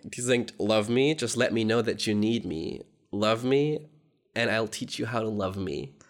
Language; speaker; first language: English; native; English